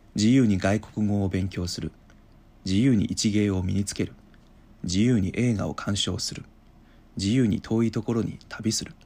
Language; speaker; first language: Japanese; non-native, fluent; Chinese